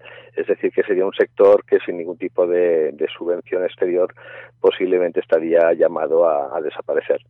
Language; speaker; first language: Spanish; native; Spanish